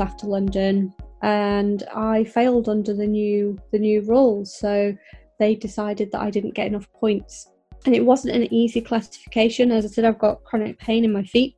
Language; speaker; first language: English; native; English